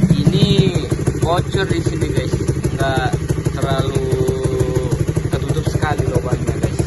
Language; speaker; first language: Indonesian; native; Indonesian